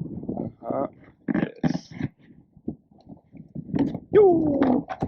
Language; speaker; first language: English; non-native, learner; French